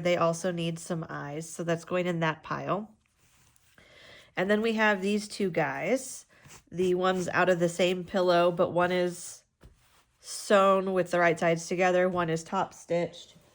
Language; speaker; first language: English; native; English